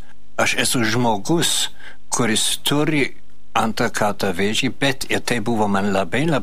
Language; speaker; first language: Lithuanian; non-native, fluent; German